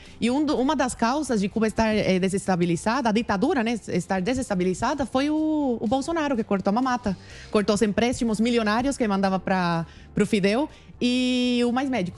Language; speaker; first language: Portuguese; non-native, fluent; Spanish